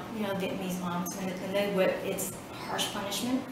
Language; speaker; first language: English; early bilingual, other home language; Vietnamese